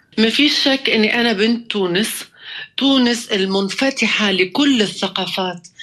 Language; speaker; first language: Arabic; native; Arabic